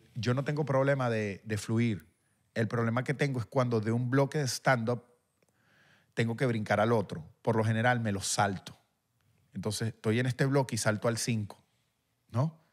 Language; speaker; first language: Spanish; native; Spanish